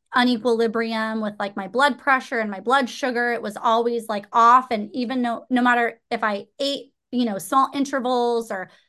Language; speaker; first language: English; native; English